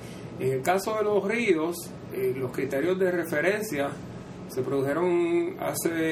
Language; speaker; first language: Spanish; native; Spanish